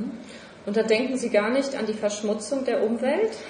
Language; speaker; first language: German; native; German